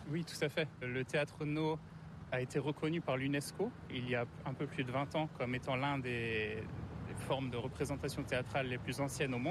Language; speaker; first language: French; native; French